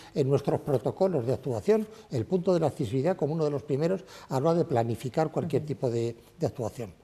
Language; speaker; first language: Spanish; native; Spanish